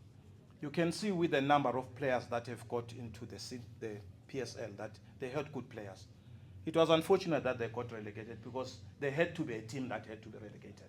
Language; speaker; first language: English; non-native, local second language; Zulu